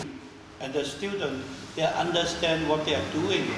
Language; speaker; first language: English; non-native, learner; Chinese